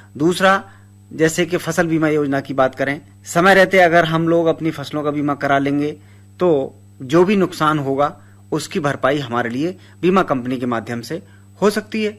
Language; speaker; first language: Hindi; native; Hindi